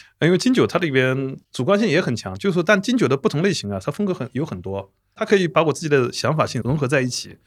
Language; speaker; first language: Chinese; native; Chinese